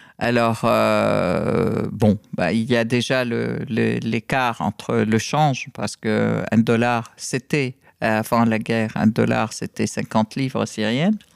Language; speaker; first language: French; non-native, fluent; Arabic